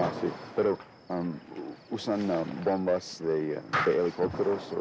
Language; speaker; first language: Spanish; non-native, fluent; English